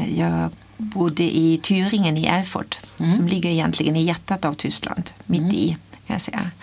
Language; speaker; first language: Swedish; non-native, fluent; German